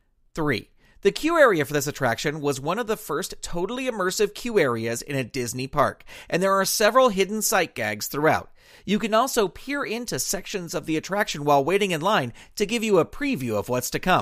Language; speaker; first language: English; native; English